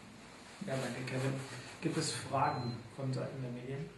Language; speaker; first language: German; native; German